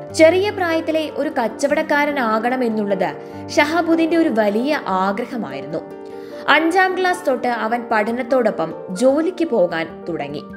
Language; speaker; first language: Malayalam; native; Malayalam